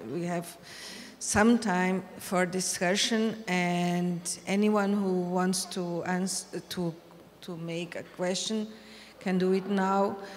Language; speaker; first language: English; non-native, fluent; Portuguese